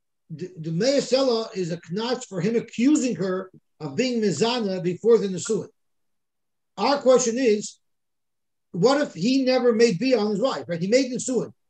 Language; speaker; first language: English; native; English